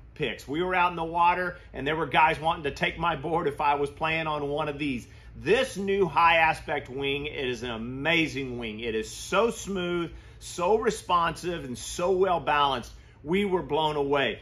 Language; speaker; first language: English; native; English